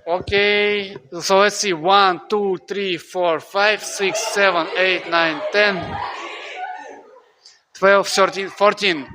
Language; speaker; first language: English; non-native, fluent; Russian